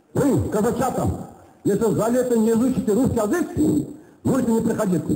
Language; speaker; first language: Russian; non-native, local second language; Kazakh